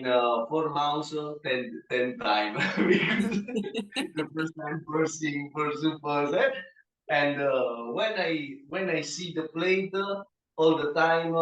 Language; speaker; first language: English; non-native, learner; Italian